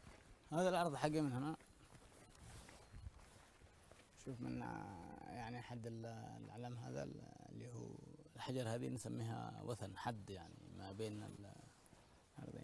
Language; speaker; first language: Arabic; native; Arabic